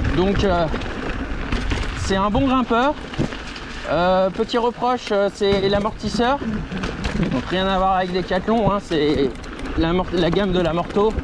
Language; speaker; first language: French; native; French